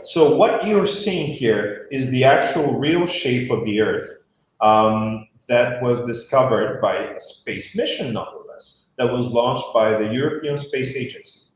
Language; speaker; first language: English; non-native, fluent; Bulgarian